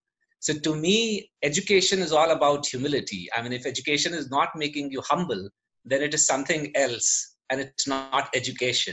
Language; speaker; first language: English; native; English